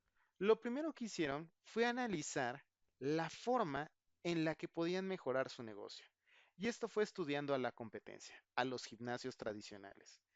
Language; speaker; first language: Spanish; native; Spanish